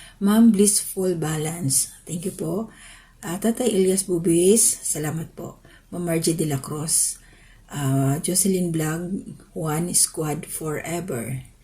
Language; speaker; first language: Filipino; non-native, local second language; Waray